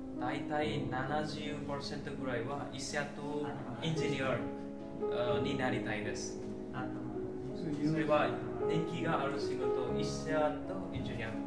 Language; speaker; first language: Japanese; non-native, learner; Nepali